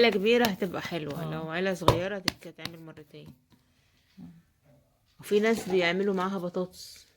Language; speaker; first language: Arabic; native; Arabic